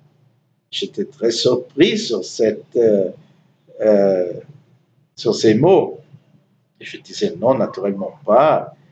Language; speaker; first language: French; non-native, learner; German